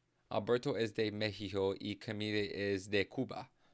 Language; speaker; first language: Spanish; non-native, learner; English